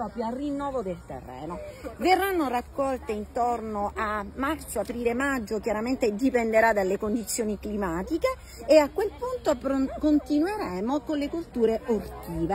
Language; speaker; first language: Italian; native; Italian